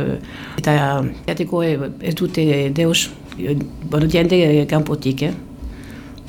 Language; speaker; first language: Basque; non-native, local second language; French